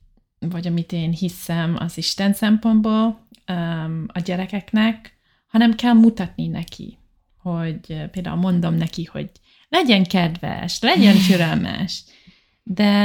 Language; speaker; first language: Hungarian; non-native, learner; English